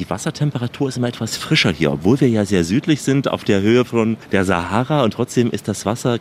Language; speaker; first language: German; native; German